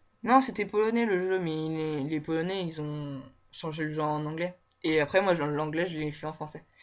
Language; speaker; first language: French; native; French